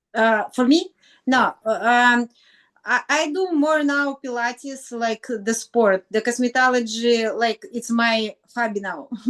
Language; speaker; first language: English; non-native, learner; Russian